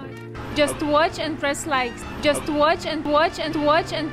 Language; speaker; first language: English; non-native, fluent; Ukrainian